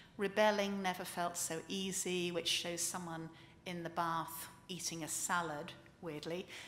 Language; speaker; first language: English; native; English